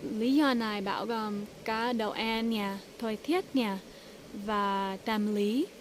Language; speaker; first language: Vietnamese; early bilingual, heritage; English